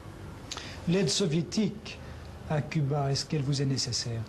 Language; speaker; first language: French; native; French